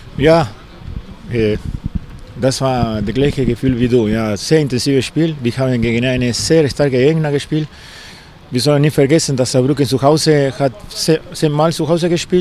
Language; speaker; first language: German; non-native, learner; Spanish